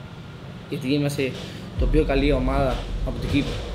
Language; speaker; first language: Greek; non-native, fluent; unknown